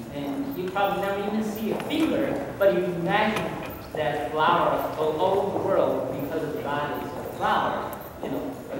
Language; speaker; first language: English; non-native, fluent; Chinese